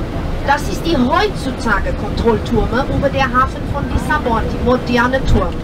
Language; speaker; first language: German; non-native, fluent; Portuguese